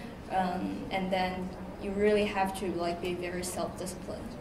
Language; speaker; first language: English; non-native, fluent; Chinese